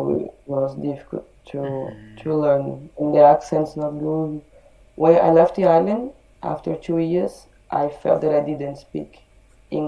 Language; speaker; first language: English; non-native, learner; Portuguese